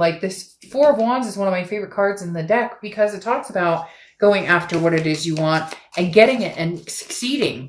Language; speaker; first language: English; native; English